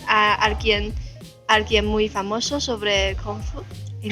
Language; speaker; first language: Spanish; non-native, learner; Chinese